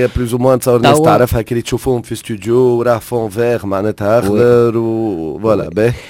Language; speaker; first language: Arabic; native; Arabic